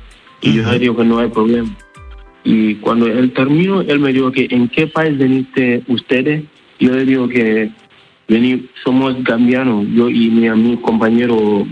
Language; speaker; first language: Spanish; non-native, learner; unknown